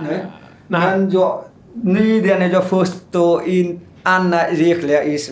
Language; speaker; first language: Swedish; non-native, learner; Vietnamese